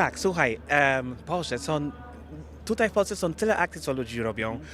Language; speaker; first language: Polish; non-native, fluent; English